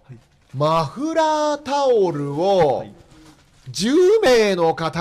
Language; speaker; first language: Japanese; native; Japanese